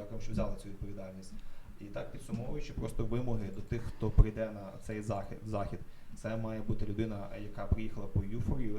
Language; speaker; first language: Ukrainian; native; Ukrainian